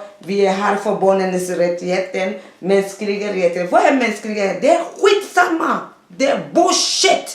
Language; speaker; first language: Swedish; non-native, fluent; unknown